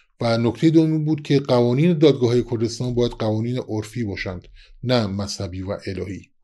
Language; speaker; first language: Persian; non-native, local second language; Kurdish